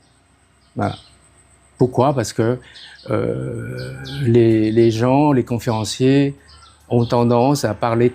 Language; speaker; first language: French; non-native, fluent; Khmer